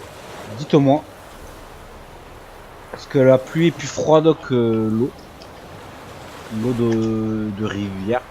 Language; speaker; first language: French; native; French